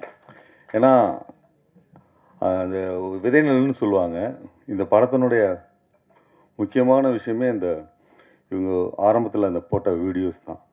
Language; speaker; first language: Tamil; native; Tamil